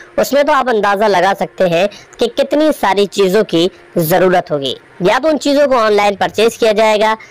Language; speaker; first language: Hindi; native; Hindi